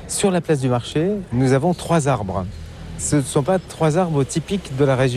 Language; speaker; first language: French; native; French